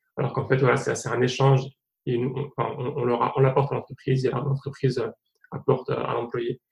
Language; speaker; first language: French; native; French